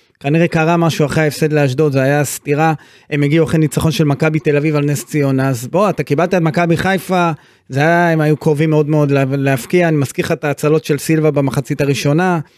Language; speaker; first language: Hebrew; native; Hebrew